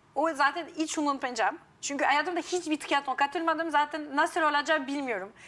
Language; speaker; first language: Turkish; non-native, fluent; French